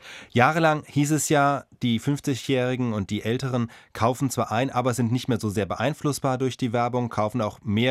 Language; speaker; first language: German; native; German